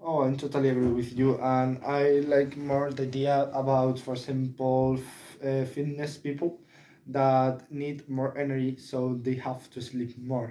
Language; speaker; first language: English; non-native, learner; Spanish